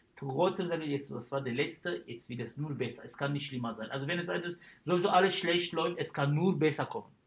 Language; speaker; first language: German; non-native, fluent; Arabic